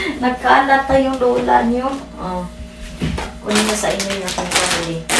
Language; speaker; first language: Filipino; non-native, local second language; Cebuano